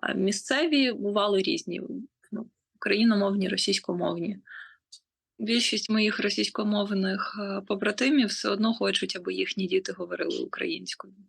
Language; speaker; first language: Ukrainian; native; Ukrainian